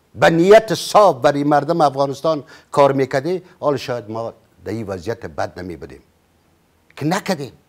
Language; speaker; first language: Persian; native; Persian